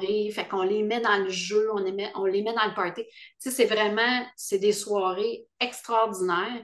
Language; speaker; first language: French; native; French